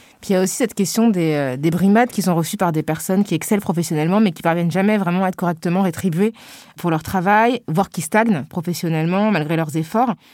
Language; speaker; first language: French; early bilingual, other home language; Wolof